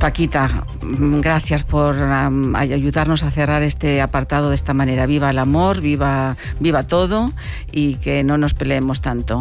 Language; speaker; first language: Spanish; native; Spanish